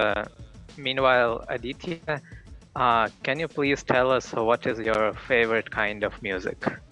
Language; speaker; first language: English; non-native, fluent; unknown